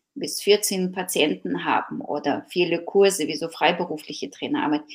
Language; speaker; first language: German; non-native, fluent; Ukrainian